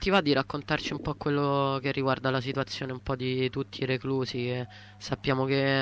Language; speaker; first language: Italian; native; Italian